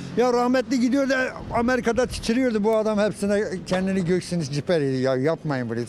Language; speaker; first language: Turkish; non-native, local second language; Kurdish